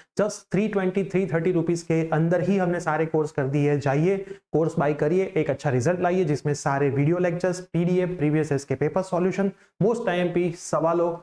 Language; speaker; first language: Hindi; non-native, local second language; Gujarati